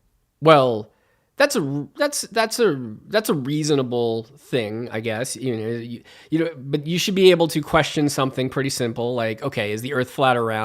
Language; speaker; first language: English; native; English